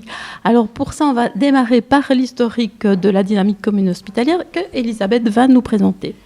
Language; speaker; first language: French; native; French